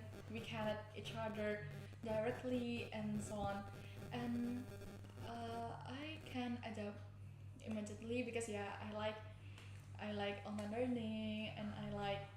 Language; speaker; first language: English; non-native, learner; Indonesian